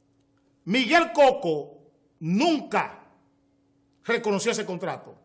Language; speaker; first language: Spanish; native; Spanish